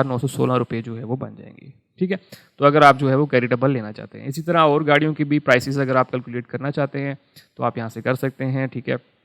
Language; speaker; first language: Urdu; non-native, local second language; Punjabi